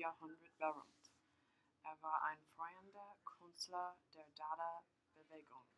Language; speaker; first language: German; non-native, learner; English